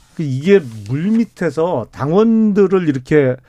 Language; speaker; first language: Korean; native; Korean